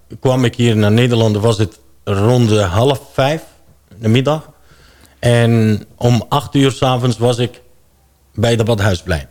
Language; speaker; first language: Dutch; non-native, fluent; Arabic